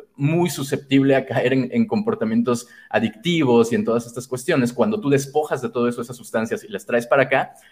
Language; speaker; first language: Spanish; native; Spanish